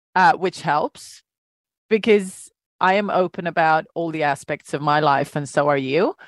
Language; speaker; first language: English; non-native, fluent; Swedish